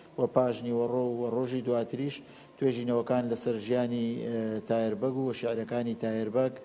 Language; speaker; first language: Central Kurdish; native; Central Kurdish